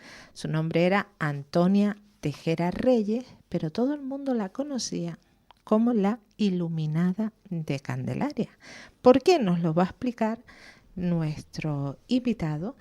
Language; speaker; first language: Spanish; native; Spanish